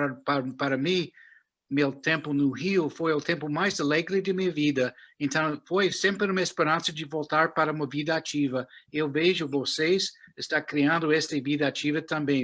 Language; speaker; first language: Portuguese; non-native, fluent; English